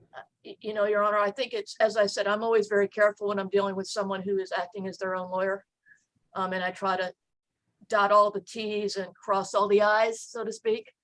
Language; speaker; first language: English; native; English